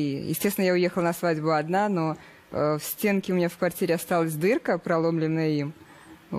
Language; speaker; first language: Russian; native; Russian